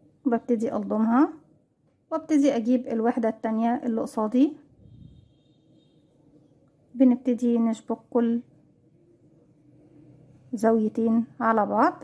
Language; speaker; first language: Arabic; native; Arabic